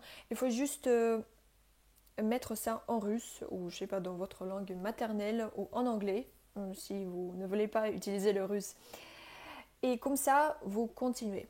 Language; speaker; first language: French; non-native, fluent; Russian